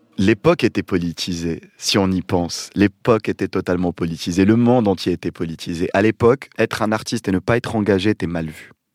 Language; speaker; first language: French; non-native, local second language; Arabic